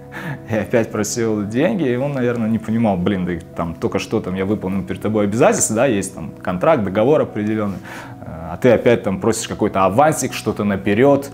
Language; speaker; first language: Russian; native; Russian